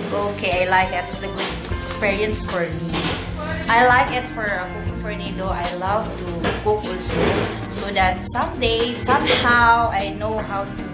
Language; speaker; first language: English; non-native, local second language; Filipino